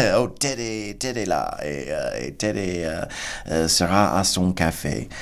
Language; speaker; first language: French; non-native, fluent; English